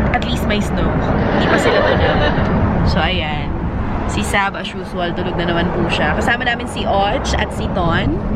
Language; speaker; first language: Filipino; native; Filipino